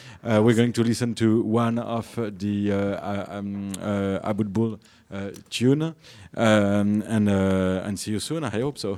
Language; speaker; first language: English; non-native, fluent; French